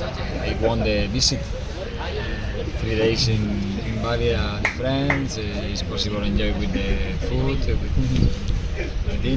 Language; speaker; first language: English; non-native, learner; Spanish